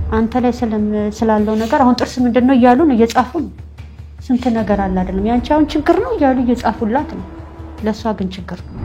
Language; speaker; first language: Amharic; native; Amharic